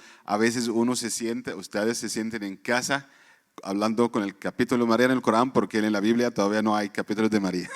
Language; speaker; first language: Spanish; non-native, fluent; Arabic